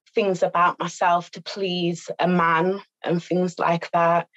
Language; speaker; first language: English; native; English